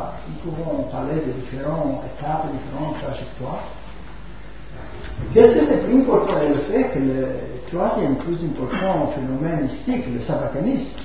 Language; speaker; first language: French; non-native, fluent; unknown